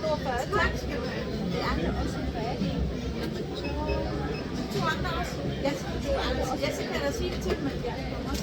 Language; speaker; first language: Danish; non-native, learner; Vietnamese